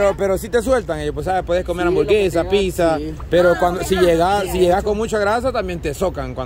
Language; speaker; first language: Spanish; native; Spanish